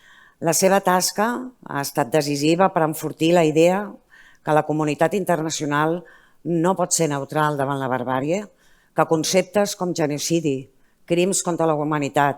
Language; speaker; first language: Catalan; native; Catalan